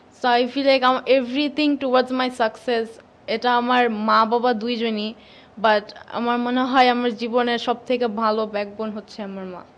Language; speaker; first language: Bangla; early bilingual, heritage; Bangla